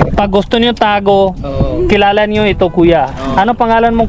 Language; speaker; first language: Filipino; non-native, learner; Hindi